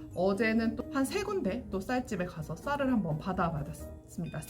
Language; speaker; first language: Korean; native; Korean